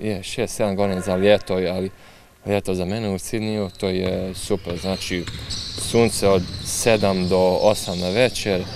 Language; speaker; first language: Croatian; early bilingual, heritage; English